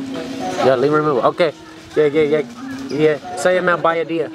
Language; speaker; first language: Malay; non-native, learner; English